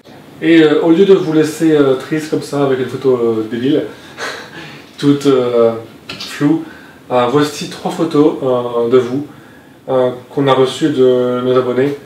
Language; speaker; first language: French; native; French